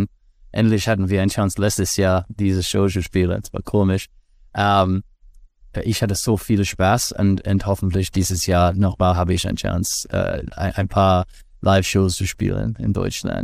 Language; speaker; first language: German; non-native, learner; English